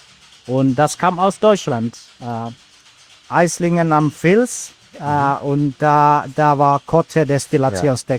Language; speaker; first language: German; non-native, fluent; Finnish